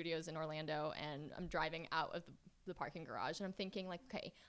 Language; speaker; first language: English; early bilingual, other home language; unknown